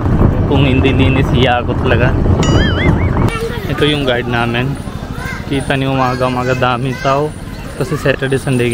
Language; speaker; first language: Filipino; non-native, learner; Hindi